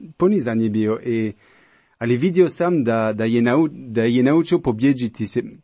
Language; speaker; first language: Croatian; non-native, learner; French